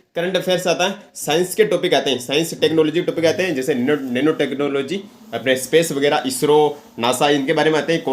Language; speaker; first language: Hindi; native; Hindi